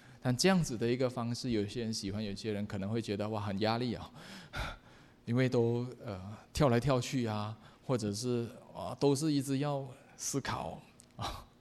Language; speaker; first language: Chinese; native; Chinese